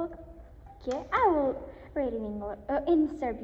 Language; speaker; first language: English; non-native, learner; Serbian